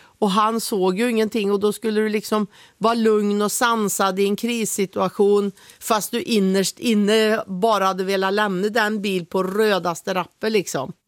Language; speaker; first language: Swedish; native; Swedish